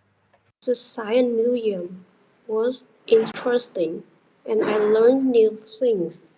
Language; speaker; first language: English; non-native, learner; Vietnamese